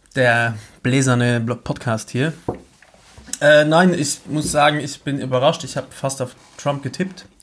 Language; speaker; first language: German; native; German